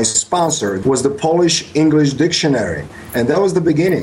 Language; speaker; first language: English; non-native, fluent; Polish